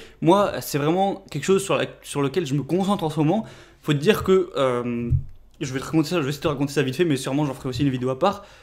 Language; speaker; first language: French; native; French